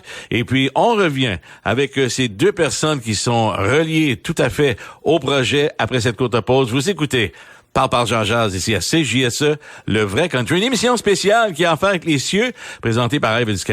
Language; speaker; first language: French; native; French